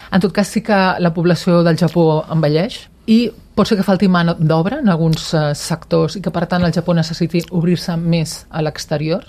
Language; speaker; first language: Catalan; native; Catalan